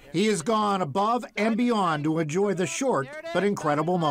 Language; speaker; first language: English; native; English